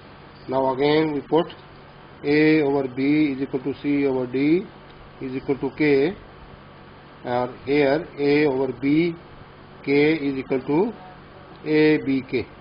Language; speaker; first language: English; non-native, local second language; Urdu